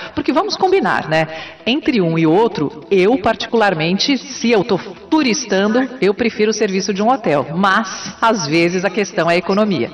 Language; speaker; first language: Portuguese; native; Portuguese